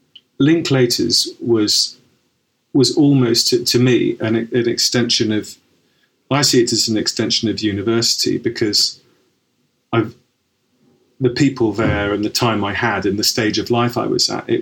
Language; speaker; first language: English; native; English